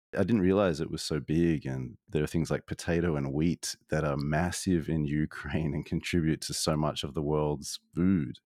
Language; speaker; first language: English; native; English